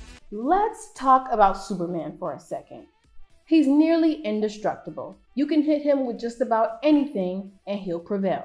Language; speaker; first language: English; native; English